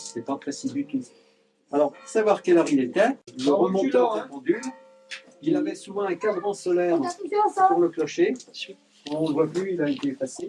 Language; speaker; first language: French; native; French